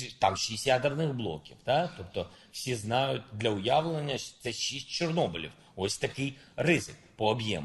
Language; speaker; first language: Ukrainian; non-native, local second language; Russian